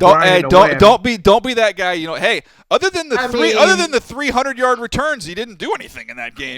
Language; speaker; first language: English; native; English